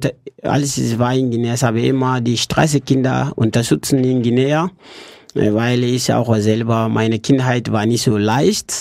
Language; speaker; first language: German; non-native, learner; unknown